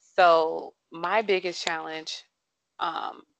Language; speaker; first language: English; native; English